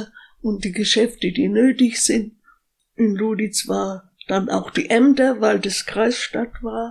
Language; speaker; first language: German; native; German